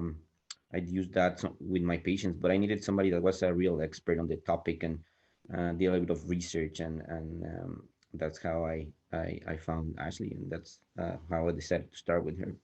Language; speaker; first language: English; non-native, fluent; Spanish